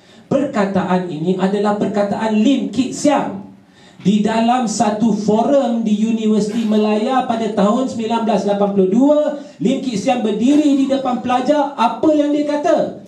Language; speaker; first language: Malay; native; Malay